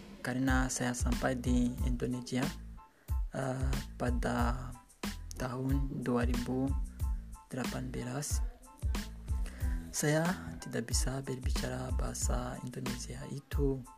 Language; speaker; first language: Indonesian; non-native, learner; Kinyarwanda